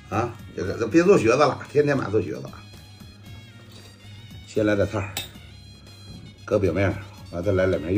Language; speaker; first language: Chinese; native; Chinese